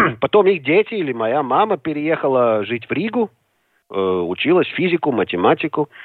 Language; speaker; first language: Russian; non-native, local second language; Latvian